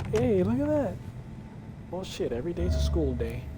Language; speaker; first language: English; native; English